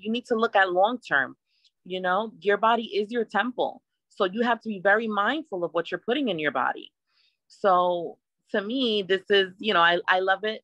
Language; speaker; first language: English; early bilingual, other home language; Spanish